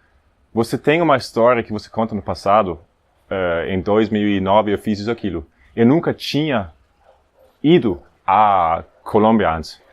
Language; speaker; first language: Portuguese; non-native, fluent; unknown